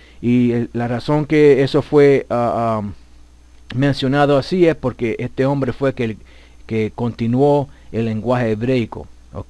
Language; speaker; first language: Spanish; early bilingual, heritage; Spanish